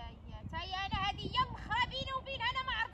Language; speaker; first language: Arabic; native; Arabic